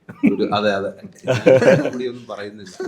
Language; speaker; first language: Malayalam; native; Malayalam